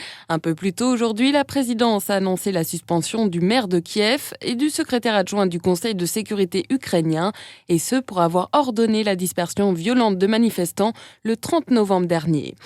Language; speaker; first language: French; native; French